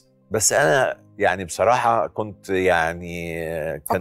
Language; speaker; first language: Arabic; native; Arabic